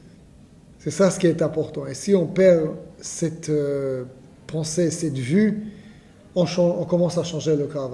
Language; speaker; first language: French; non-native, fluent; Hebrew